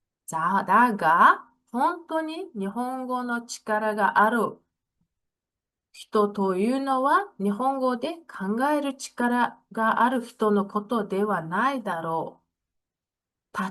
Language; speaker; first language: Japanese; non-native, fluent; Mongolian